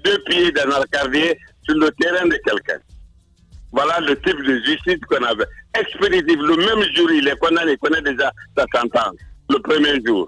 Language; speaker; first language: French; non-native, local second language; Mandingo